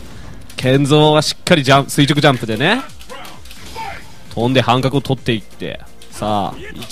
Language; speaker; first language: Japanese; native; Japanese